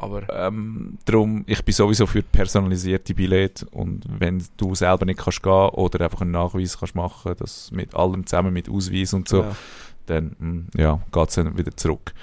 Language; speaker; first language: German; native; German